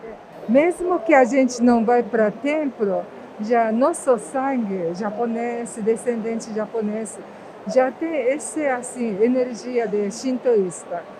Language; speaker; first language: Portuguese; non-native, fluent; Japanese